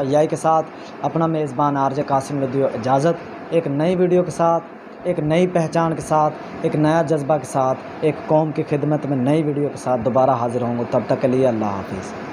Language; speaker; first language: Urdu; non-native, local second language; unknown